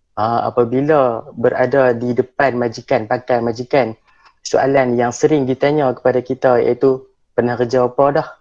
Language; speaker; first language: Malay; native; Malay